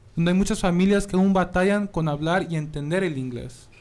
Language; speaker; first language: Spanish; early bilingual, heritage; Spanish